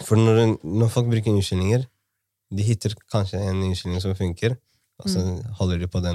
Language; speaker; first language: Norwegian; early bilingual, other home language; Somali